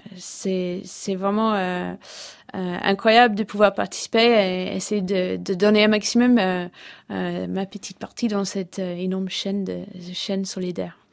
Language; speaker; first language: French; non-native, fluent; English